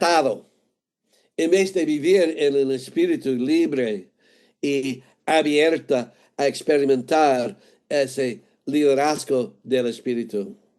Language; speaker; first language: Spanish; non-native, fluent; English